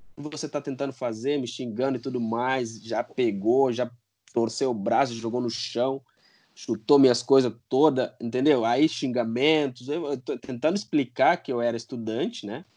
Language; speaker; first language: Portuguese; non-native, local second language; Upper Guinea Crioulo